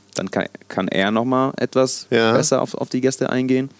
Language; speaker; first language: German; non-native, local second language; Sicilian